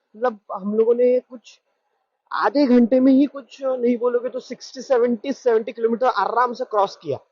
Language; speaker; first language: Hindi; non-native, local second language; Marathi